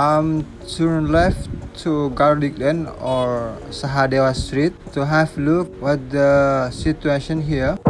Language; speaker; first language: English; non-native, local second language; Indonesian